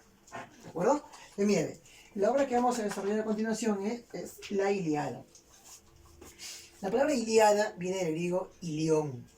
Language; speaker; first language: Spanish; native; Spanish